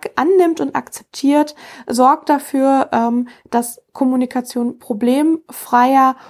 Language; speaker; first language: German; native; German